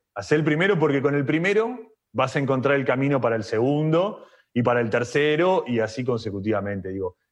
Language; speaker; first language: Spanish; native; Spanish